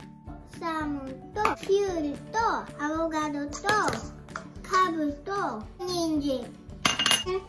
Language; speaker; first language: Japanese; early bilingual, heritage; Japanese